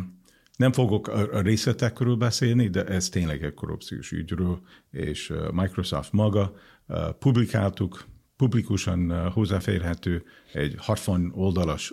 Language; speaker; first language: Hungarian; non-native, fluent; English